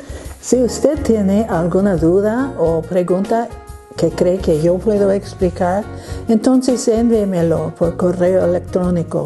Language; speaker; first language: Spanish; non-native, learner; English